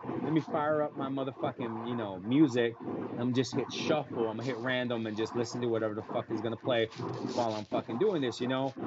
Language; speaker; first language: English; native; English